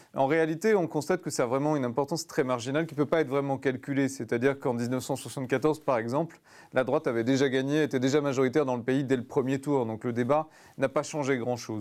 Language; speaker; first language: French; native; French